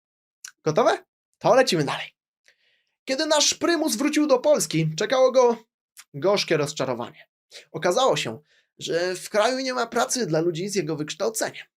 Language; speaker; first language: Polish; native; Polish